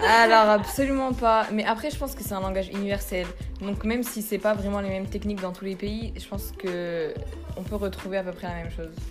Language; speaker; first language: French; early bilingual, other home language; Arabic